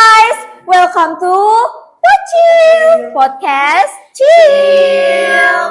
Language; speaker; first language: English; non-native, learner; Indonesian